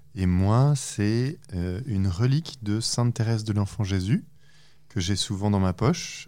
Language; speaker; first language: French; native; French